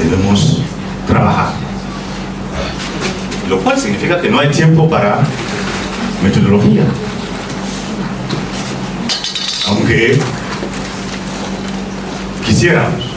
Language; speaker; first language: Spanish; non-native, fluent; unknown